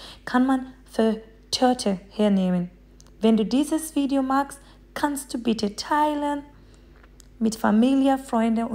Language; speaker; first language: German; non-native, fluent; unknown